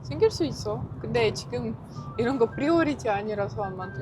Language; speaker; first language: Korean; non-native, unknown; Ukrainian